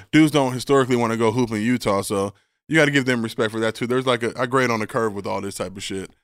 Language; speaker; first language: English; native; English